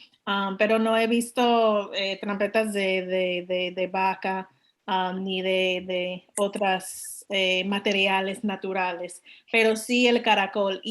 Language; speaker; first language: Spanish; non-native, learner; English